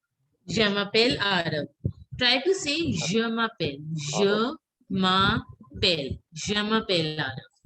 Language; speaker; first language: French; non-native, fluent; Hindi